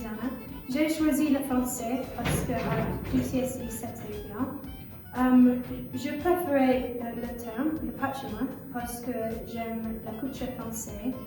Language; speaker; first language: French; non-native, learner; English